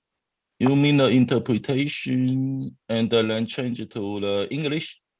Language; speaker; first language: English; non-native, fluent; Chinese